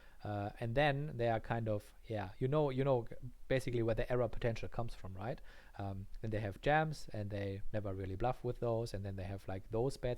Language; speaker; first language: English; non-native, fluent; German